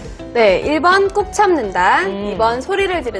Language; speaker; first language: Korean; native; Korean